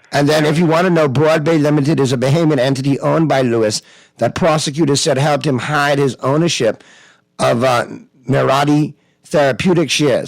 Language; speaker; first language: English; native; English